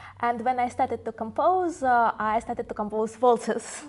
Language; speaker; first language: English; non-native, fluent; Russian